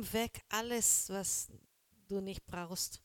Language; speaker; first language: German; non-native, learner; Portuguese